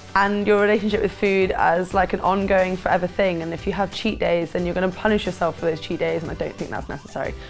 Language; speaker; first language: English; native; English